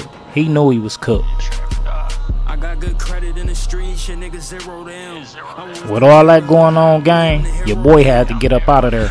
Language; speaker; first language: English; native; English